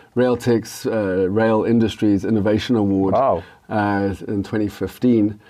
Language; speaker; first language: English; native; English